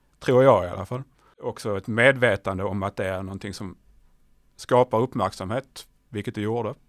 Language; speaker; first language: Swedish; native; Swedish